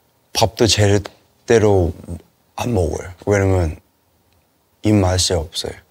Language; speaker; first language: Korean; non-native, learner; Cantonese